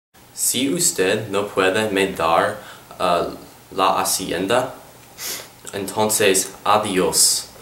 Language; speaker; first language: Spanish; non-native, learner; English